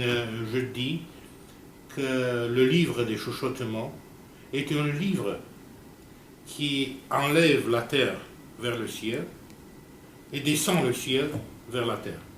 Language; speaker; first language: French; non-native, fluent; Romanian